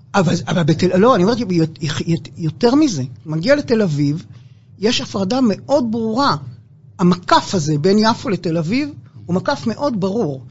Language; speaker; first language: Hebrew; native; Hebrew